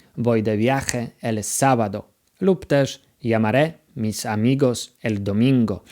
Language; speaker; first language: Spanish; non-native, fluent; Polish